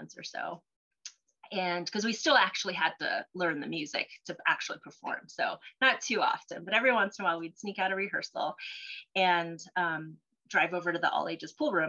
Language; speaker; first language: English; early bilingual, other home language; Cantonese